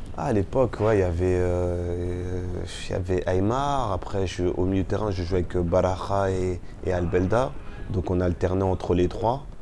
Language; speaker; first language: French; early bilingual, other home language; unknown